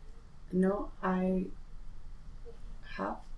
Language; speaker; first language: English; non-native, learner; Spanish